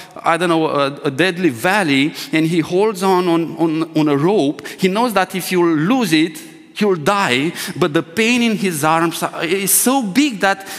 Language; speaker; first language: English; non-native, fluent; Romanian